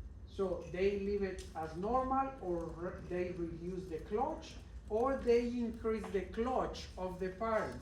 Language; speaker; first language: English; non-native, fluent; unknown